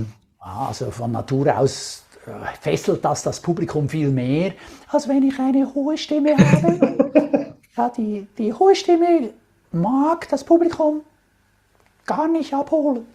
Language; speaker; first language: German; native; German